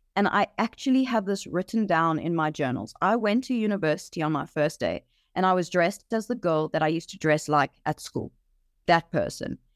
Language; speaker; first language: English; native; English